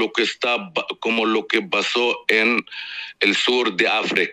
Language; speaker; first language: Spanish; non-native, fluent; Arabic